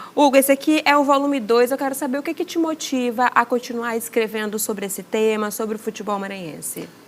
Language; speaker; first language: Portuguese; native; Portuguese